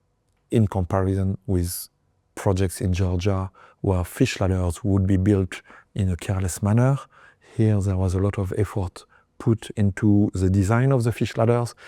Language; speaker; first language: English; non-native, fluent; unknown